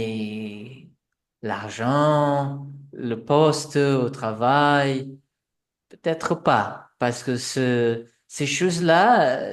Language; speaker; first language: French; non-native, fluent; Portuguese